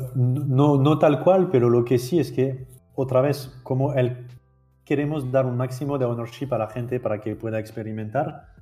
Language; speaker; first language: Spanish; non-native, fluent; French